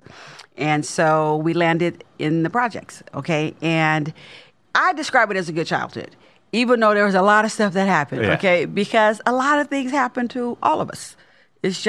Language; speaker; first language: English; native; English